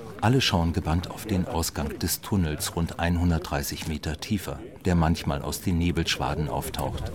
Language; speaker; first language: German; native; German